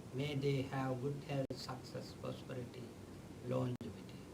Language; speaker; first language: English; non-native, local second language; Sinhala